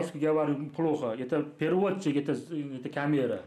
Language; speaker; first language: Russian; non-native, learner; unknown